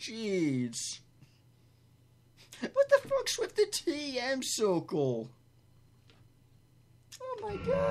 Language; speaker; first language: English; native; English